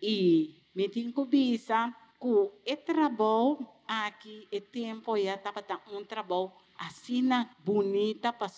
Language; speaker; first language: Portuguese; non-native, learner; Papiamento